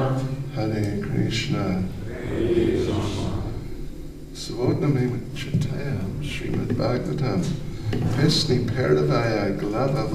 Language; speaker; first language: Russian; non-native, learner; English